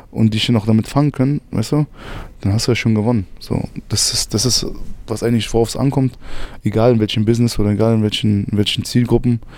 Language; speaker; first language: German; early bilingual, other home language; Arabic